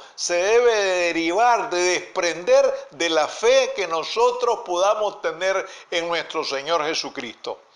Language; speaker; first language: Spanish; native; Spanish